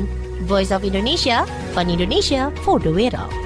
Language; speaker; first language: Dutch; non-native, fluent; Indonesian